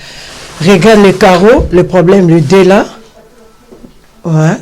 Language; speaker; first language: French; non-native, learner; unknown